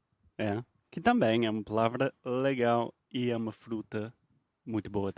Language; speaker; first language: Portuguese; non-native, fluent; English